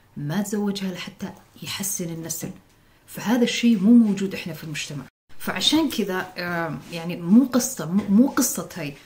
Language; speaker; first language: Arabic; non-native, local second language; Somali